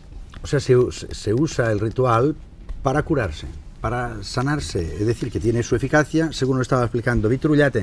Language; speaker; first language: Spanish; native; Spanish